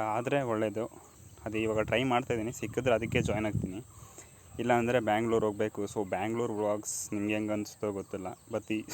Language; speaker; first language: Kannada; native; Kannada